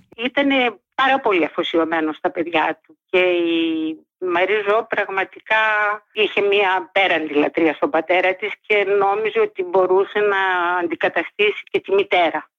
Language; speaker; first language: Greek; native; Greek